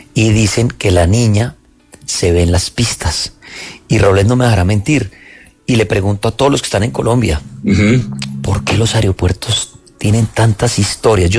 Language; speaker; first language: Spanish; native; Spanish